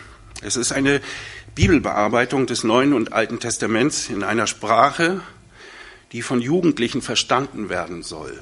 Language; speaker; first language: German; native; German